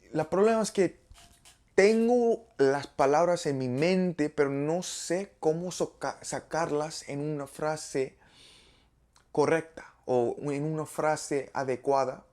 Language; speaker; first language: Spanish; non-native, learner; English